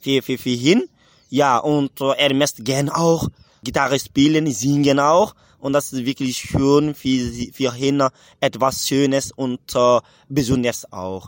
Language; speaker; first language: German; non-native, learner; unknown